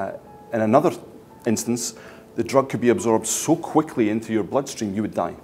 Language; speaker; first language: English; native; English